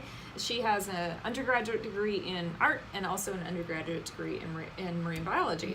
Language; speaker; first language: English; native; English